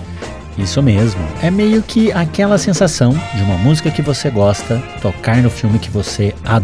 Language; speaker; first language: Portuguese; native; Portuguese